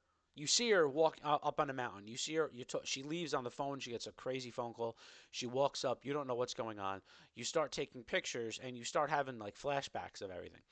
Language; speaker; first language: English; native; English